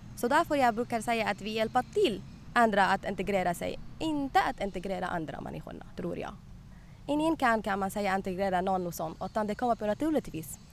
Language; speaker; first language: Swedish; non-native, learner; Arabic